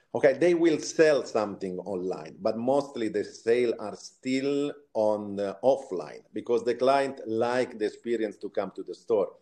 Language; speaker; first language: English; non-native, fluent; Italian